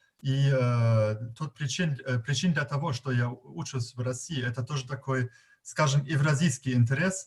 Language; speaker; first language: Russian; non-native, fluent; German